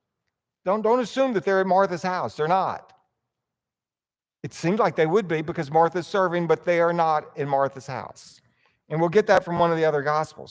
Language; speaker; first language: English; native; English